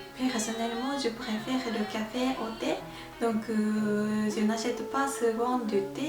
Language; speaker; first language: French; non-native, fluent; Japanese